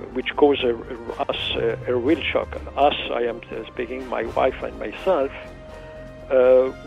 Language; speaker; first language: English; non-native, fluent; Arabic